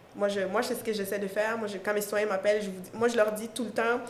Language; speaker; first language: French; non-native, local second language; Mossi